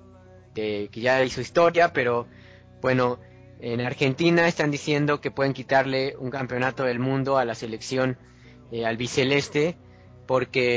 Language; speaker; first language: Spanish; native; Spanish